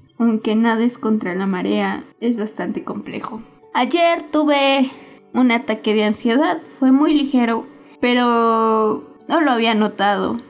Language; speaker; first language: Spanish; native; Spanish